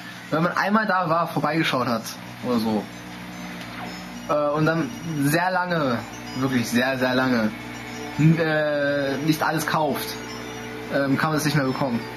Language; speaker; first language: German; native; German